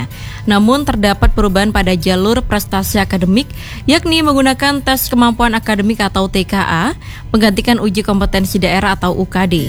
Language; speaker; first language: Indonesian; native; Indonesian